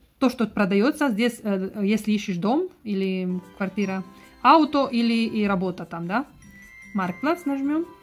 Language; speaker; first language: Russian; non-native, learner; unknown